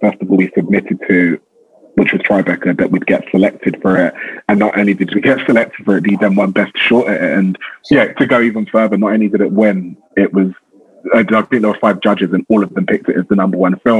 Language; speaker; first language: English; native; English